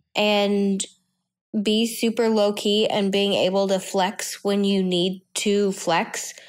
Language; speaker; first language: English; native; English